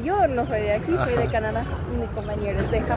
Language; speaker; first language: Spanish; non-native, fluent; English